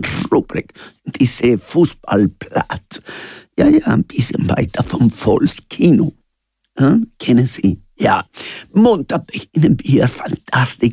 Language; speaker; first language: German; non-native, fluent; Spanish